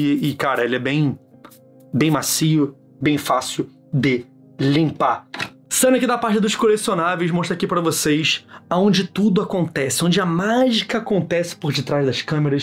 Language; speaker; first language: Portuguese; native; Portuguese